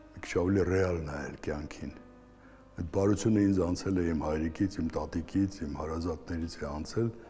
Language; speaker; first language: Armenian; native; Armenian